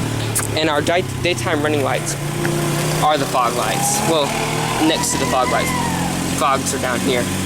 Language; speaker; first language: English; native; English